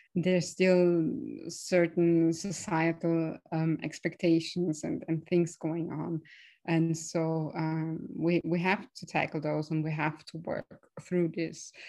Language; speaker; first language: English; non-native, fluent; German